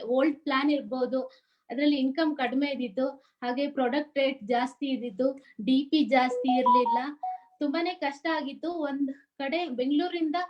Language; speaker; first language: Kannada; native; Kannada